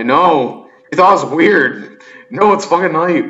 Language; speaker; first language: English; native; English